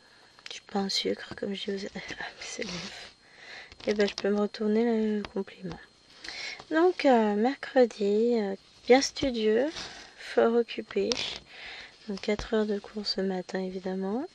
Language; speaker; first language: French; native; French